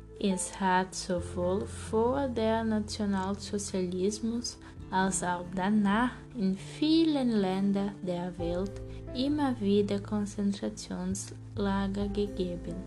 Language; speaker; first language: German; non-native, learner; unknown